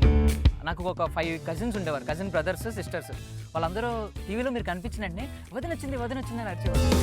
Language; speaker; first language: Telugu; native; Telugu